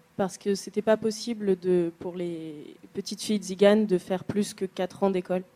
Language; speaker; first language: French; native; French